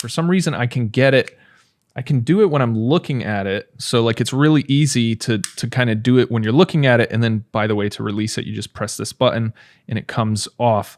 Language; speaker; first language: English; native; English